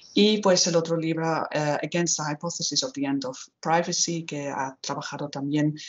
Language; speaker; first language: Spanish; native; Spanish